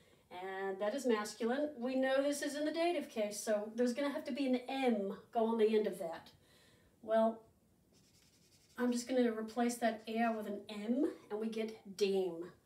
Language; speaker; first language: English; native; English